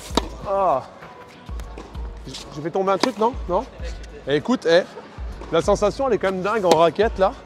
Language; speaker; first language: French; native; French